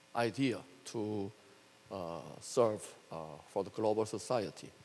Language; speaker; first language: English; non-native, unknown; Korean